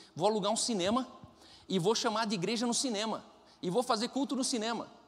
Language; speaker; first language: Portuguese; non-native, fluent; German